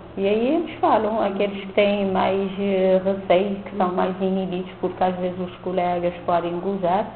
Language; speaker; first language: Portuguese; non-native, local second language; Kabuverdianu